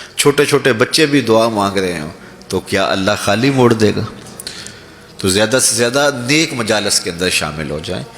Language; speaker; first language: Urdu; non-native, local second language; Punjabi